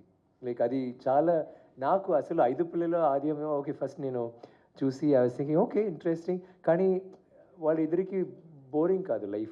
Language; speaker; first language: Telugu; non-native, learner; Tamil